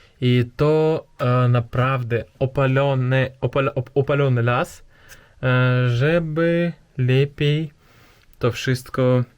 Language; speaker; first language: Polish; non-native, learner; Russian